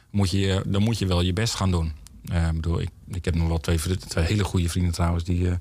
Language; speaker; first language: Dutch; native; Dutch